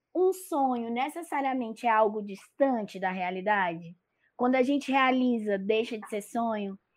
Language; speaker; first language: Portuguese; native; Portuguese